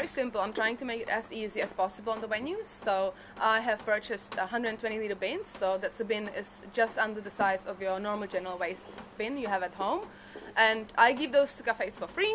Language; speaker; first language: English; non-native, fluent; Czech